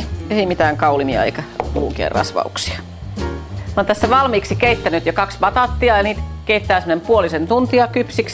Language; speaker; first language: Finnish; native; Finnish